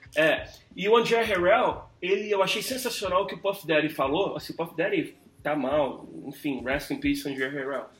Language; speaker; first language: Portuguese; early bilingual, heritage; English